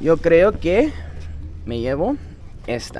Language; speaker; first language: Spanish; non-native, fluent; English